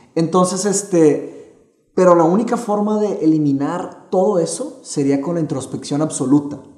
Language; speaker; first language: Spanish; early bilingual, other home language; Portuguese